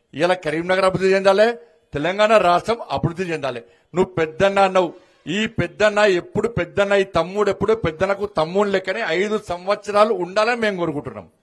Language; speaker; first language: Telugu; native; Telugu